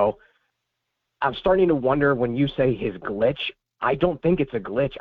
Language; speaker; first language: English; native; English